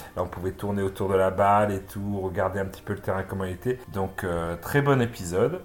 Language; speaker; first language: French; native; French